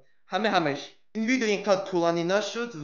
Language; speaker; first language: Persian; non-native, learner; Russian